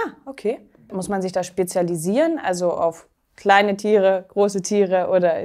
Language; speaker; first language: German; native; German